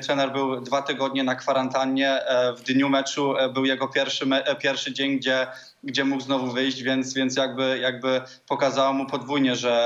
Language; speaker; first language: Polish; early bilingual, heritage; Polish